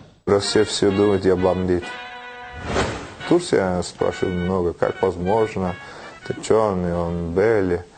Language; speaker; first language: Russian; non-native, learner; Turkish